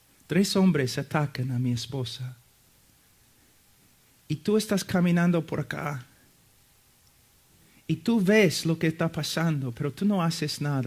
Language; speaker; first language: Spanish; non-native, fluent; English